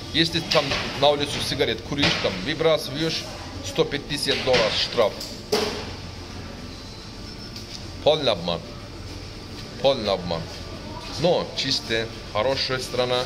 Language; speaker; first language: Russian; non-native, learner; Turkish